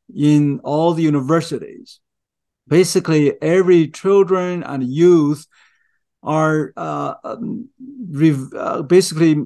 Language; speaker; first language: English; non-native, fluent; Chinese